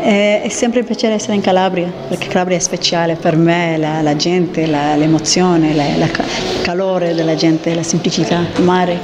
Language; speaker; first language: Italian; non-native, learner; English